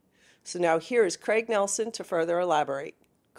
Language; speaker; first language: English; native; English